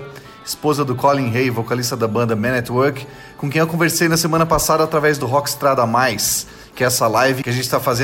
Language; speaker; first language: Portuguese; native; Portuguese